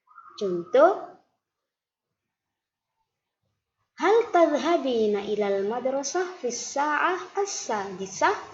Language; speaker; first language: Arabic; non-native, fluent; Indonesian